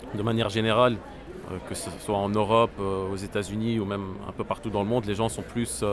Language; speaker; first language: French; non-native, local second language; Arabic